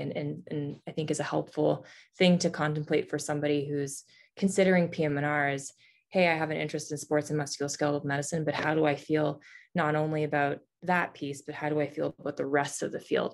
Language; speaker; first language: English; native; English